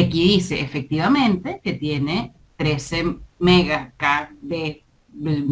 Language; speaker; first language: Spanish; native; Spanish